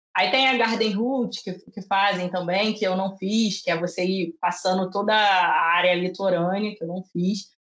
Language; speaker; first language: Portuguese; native; Portuguese